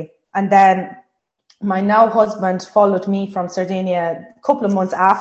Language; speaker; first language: English; non-native, fluent; Italian